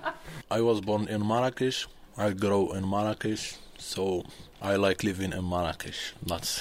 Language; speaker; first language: English; non-native, learner; Arabic